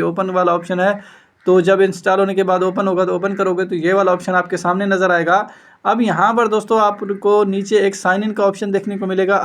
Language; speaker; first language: Urdu; native; Urdu